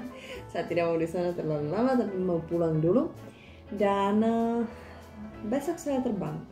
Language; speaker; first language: Indonesian; non-native, fluent; Czech